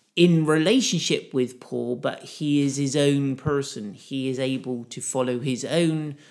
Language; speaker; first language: English; native; English